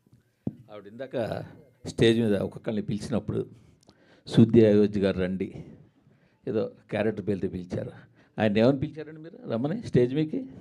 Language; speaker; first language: Telugu; native; Telugu